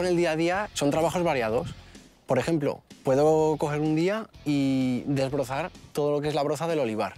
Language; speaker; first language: Spanish; native; Spanish